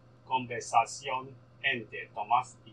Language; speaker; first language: Spanish; non-native, learner; Cantonese